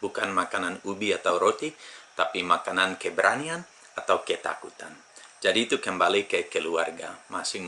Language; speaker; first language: Indonesian; non-native, fluent; English